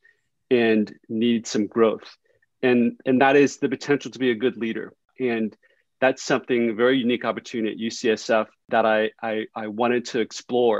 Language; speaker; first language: English; early bilingual, other home language; Vietnamese